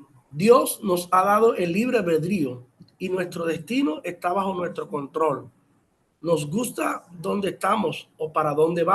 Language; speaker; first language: Spanish; native; Spanish